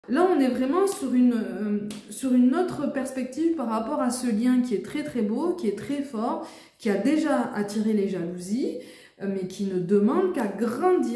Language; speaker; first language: French; native; French